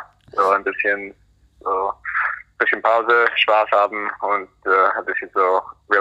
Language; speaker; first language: German; non-native, fluent; English